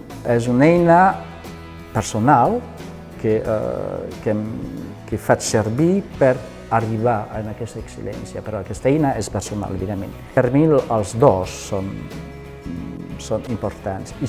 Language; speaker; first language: Catalan; non-native, fluent; French